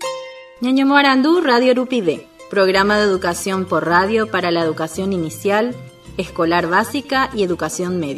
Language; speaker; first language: Spanish; native; Spanish